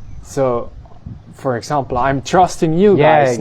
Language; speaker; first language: English; non-native, fluent; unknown